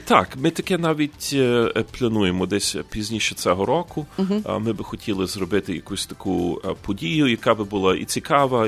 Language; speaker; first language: Ukrainian; early bilingual, heritage; Ukrainian